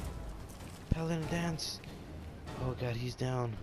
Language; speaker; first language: English; native; English